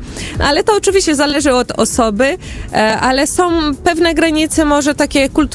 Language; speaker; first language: Polish; early bilingual, heritage; Portuguese